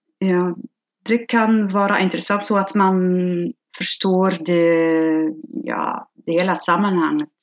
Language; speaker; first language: Swedish; non-native, fluent; Dutch